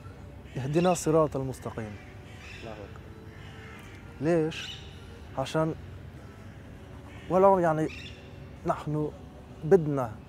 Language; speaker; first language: Arabic; non-native, fluent; French